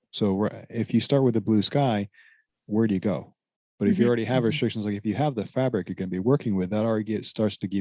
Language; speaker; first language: English; native; English